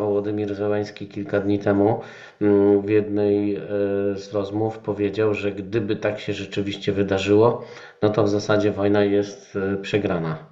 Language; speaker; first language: Polish; native; Polish